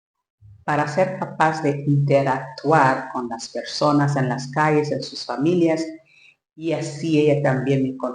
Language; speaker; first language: Spanish; non-native, learner; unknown